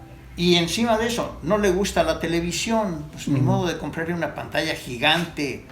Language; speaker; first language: Spanish; native; Spanish